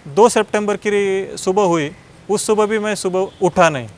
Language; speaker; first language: Hindi; non-native, local second language; Marathi